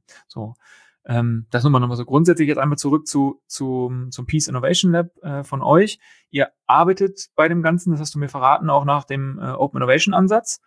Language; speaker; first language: German; native; German